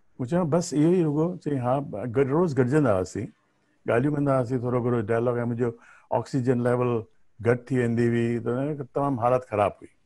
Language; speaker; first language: Sindhi; early bilingual, heritage; Sindhi